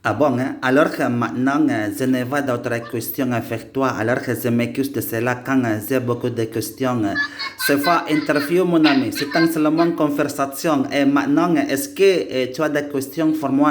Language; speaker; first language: French; non-native, learner; Indonesian